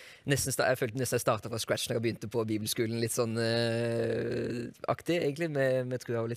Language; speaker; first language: Norwegian; native; Norwegian